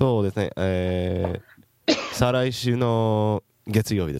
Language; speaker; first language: Japanese; non-native, learner; English